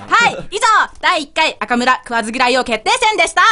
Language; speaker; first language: Japanese; native; Japanese